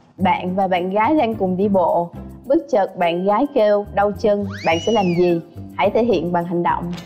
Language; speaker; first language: Vietnamese; native; Vietnamese